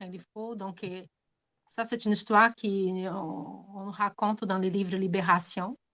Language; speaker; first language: French; non-native, fluent; Portuguese